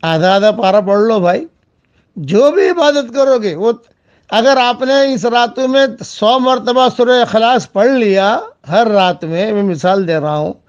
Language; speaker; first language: Urdu; non-native, local second language; Gujarati